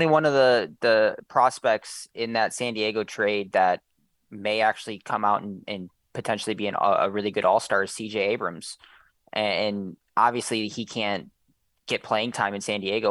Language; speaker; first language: English; native; English